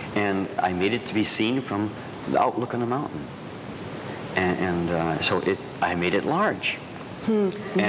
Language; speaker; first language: English; native; English